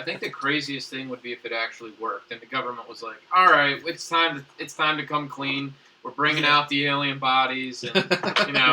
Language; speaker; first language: English; native; English